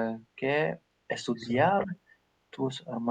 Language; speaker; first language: Spanish; non-native, learner; English